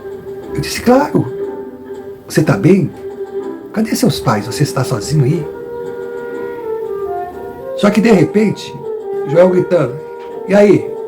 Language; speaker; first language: Portuguese; native; Portuguese